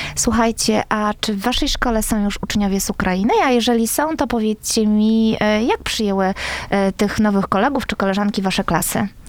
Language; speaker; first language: Polish; native; Polish